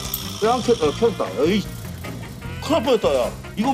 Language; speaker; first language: Korean; native; Korean